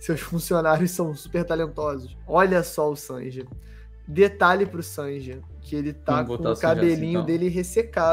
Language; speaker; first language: Portuguese; native; Portuguese